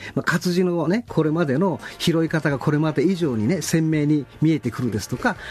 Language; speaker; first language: Japanese; native; Japanese